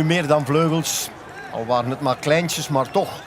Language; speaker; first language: Dutch; native; Dutch